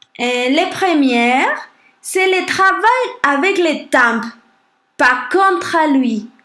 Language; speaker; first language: French; non-native, learner; Spanish